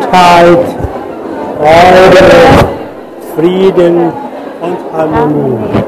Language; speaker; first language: German; non-native, fluent; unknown